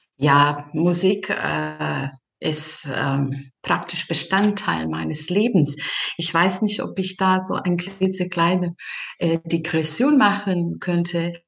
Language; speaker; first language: German; non-native, fluent; Serbian